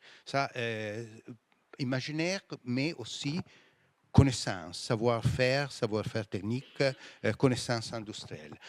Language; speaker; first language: French; non-native, fluent; Italian